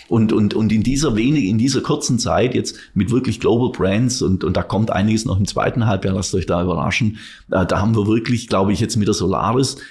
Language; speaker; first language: German; native; German